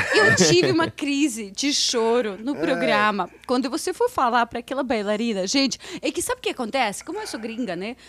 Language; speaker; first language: Portuguese; non-native, fluent; Russian